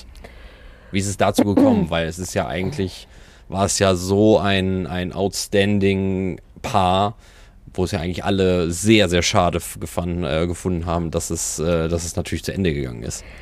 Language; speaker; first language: German; native; German